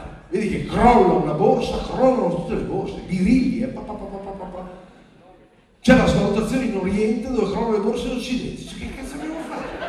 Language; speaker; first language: Italian; native; Italian